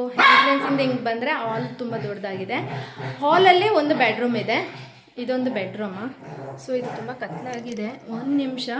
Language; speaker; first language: Kannada; non-native, local second language; Kodava